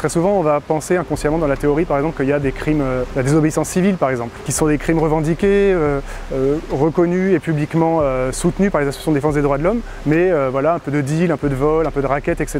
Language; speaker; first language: French; native; French